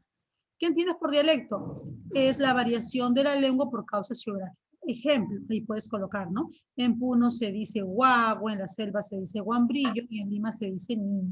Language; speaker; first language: Spanish; native; Spanish